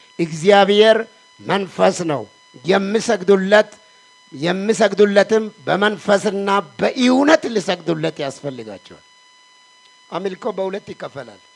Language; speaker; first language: Amharic; non-native, local second language; Wolaytta